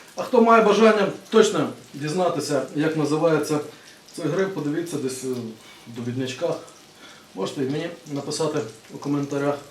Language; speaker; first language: Ukrainian; native; Ukrainian